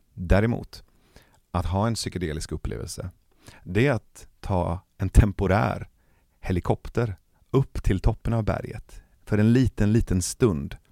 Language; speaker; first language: Swedish; early bilingual, other home language; Persian